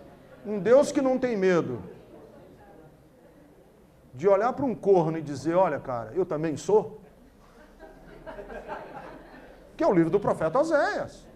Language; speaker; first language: Portuguese; native; Portuguese